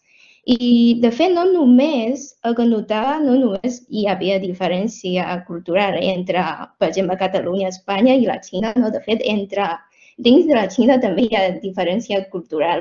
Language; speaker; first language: Catalan; non-native, fluent; Chinese